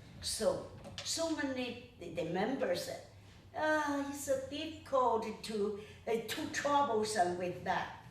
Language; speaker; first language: English; non-native, learner; Chinese